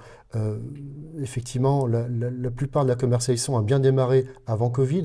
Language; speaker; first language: French; native; French